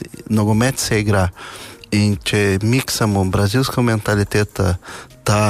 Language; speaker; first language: Slovenian; non-native, learner; Portuguese